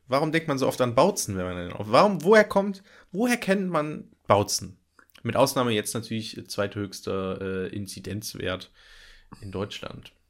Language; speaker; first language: German; native; German